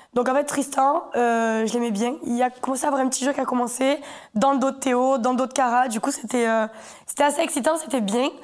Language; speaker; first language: French; native; French